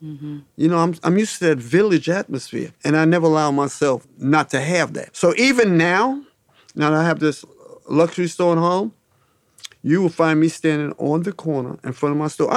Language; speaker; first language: English; native; English